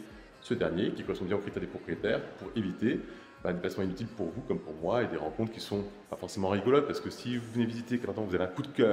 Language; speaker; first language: French; native; French